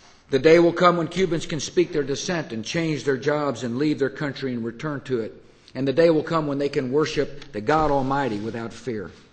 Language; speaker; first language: English; native; English